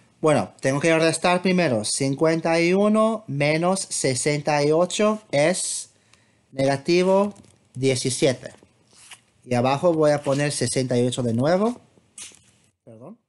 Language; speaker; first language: Spanish; non-native, fluent; English